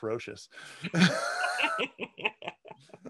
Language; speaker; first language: English; native; English